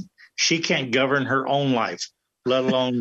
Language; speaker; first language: English; native; English